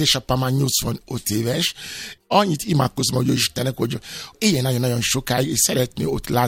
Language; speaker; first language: Hungarian; non-native, learner; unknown